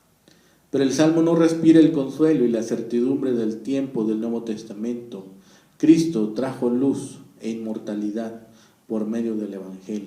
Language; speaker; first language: Spanish; native; Spanish